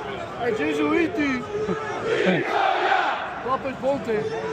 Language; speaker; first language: Italian; native; Italian